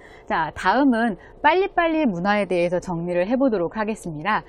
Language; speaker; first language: Korean; native; Korean